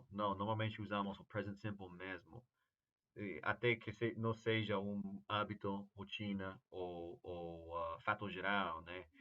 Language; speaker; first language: Portuguese; non-native, fluent; English